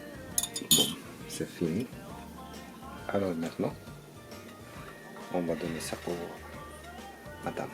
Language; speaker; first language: French; non-native, learner; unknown